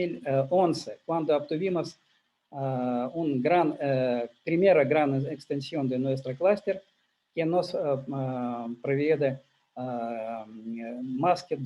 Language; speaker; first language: Spanish; non-native, learner; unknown